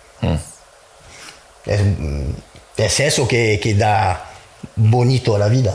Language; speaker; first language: Spanish; non-native, fluent; French